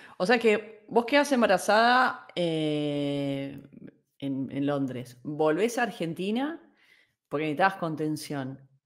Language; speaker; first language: Spanish; native; Spanish